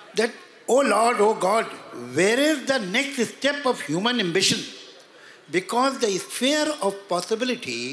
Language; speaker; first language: Hindi; native; Hindi